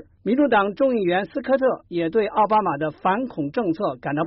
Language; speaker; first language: Chinese; native; Chinese